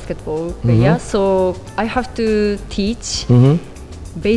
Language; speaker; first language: English; non-native, learner; Japanese